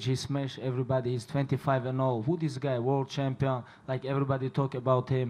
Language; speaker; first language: English; non-native, learner; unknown